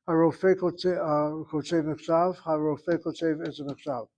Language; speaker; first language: Hebrew; non-native, fluent; English